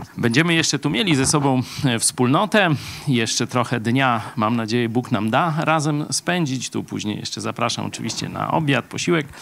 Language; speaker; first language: Polish; native; Polish